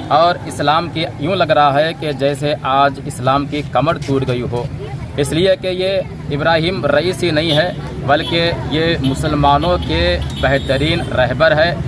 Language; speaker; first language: Urdu; native; Urdu